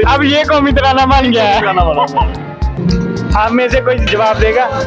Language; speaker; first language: Urdu; native; Urdu